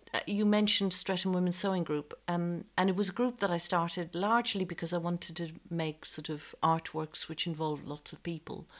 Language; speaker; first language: English; native; English